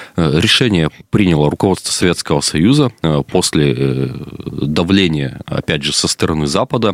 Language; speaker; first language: Russian; native; Russian